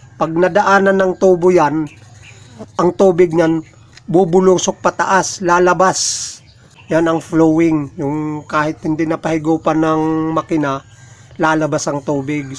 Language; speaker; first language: Filipino; non-native, local second language; Cebuano